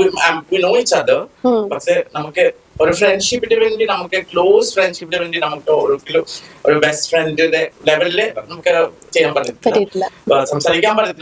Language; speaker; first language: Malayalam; non-native, local second language; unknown